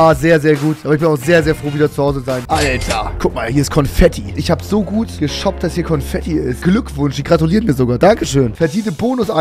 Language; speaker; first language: German; native; German